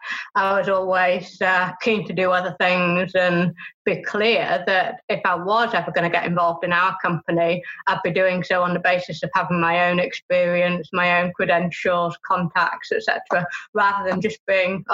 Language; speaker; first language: English; native; English